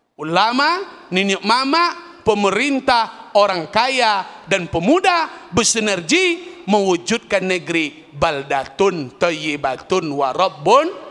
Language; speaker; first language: Malay; native; Malay